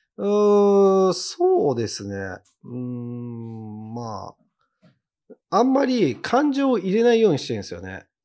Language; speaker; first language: Japanese; native; Japanese